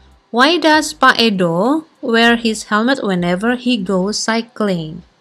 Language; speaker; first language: English; non-native, fluent; Indonesian